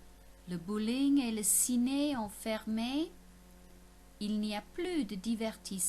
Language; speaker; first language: French; non-native, fluent; English